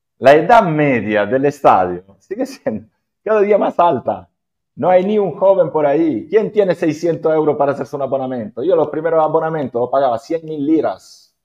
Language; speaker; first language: Spanish; non-native, fluent; Italian